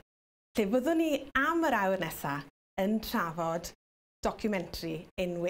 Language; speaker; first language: Welsh; native; Welsh